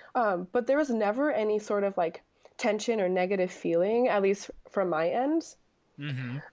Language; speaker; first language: English; native; English